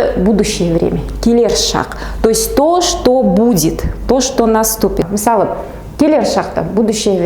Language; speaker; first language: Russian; non-native, local second language; Kazakh